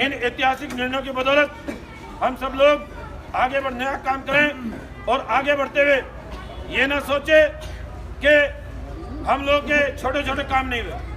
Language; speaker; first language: Hindi; native; Hindi